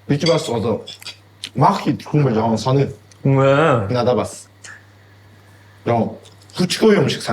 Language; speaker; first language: Mongolian; non-native, fluent; Korean